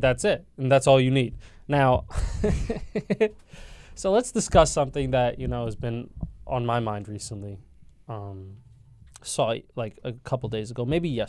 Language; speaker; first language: English; native; English